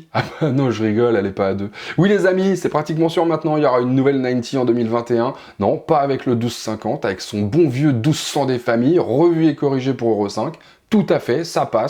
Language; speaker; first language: French; native; French